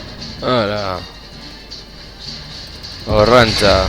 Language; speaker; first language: Basque; non-native, local second language; Spanish